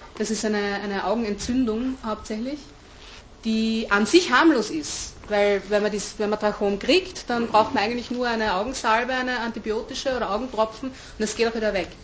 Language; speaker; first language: German; native; German